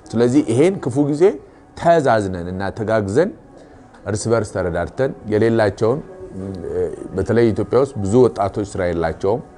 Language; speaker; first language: Amharic; native; Amharic